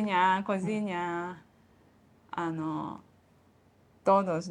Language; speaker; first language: Portuguese; non-native, learner; Japanese